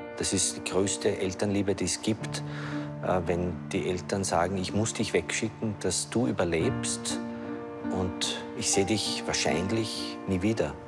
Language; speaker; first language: German; native; German